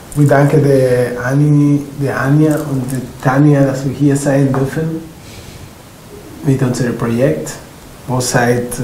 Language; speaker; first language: German; non-native, fluent; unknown